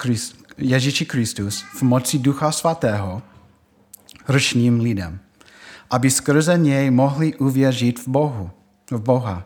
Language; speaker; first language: Czech; non-native, fluent; English